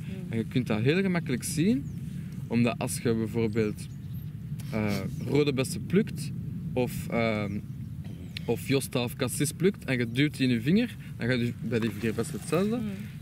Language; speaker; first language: Dutch; native; Dutch